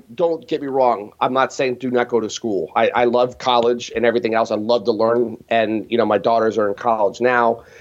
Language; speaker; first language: English; native; English